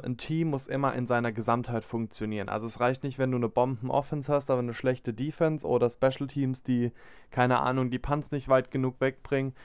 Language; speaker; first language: German; native; German